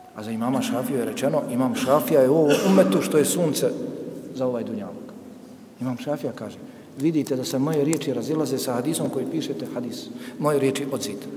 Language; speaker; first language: Bosnian; native; Bosnian